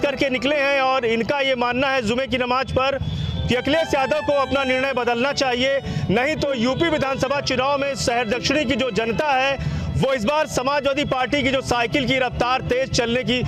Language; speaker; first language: Hindi; native; Hindi